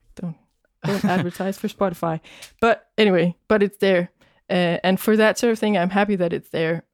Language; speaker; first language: English; non-native, fluent; Danish